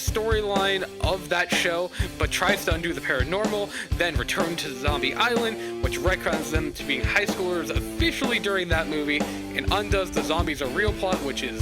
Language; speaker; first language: English; native; English